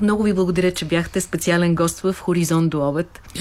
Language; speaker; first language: Bulgarian; native; Bulgarian